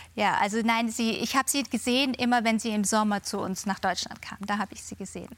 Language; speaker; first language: German; native; German